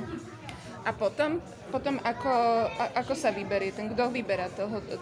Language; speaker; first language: Slovak; native; Slovak